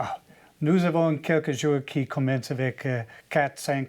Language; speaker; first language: French; non-native, learner; English